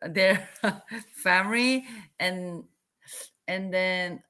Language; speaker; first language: English; non-native, learner; Korean